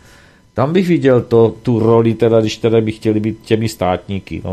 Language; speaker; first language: Czech; native; Czech